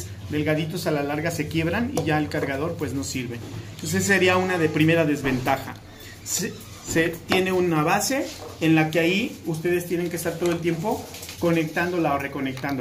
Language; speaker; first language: Spanish; native; Spanish